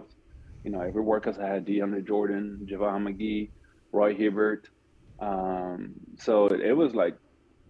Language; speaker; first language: English; non-native, fluent; French